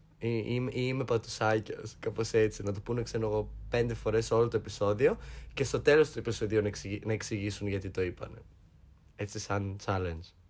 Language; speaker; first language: Greek; early bilingual, heritage; Greek